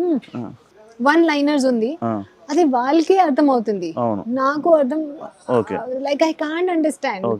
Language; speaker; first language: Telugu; non-native, learner; Hindi